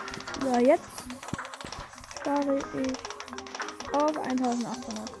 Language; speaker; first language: German; native; German